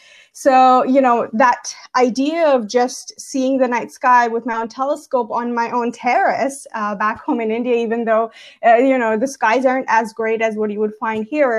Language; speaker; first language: English; non-native, local second language; Gujarati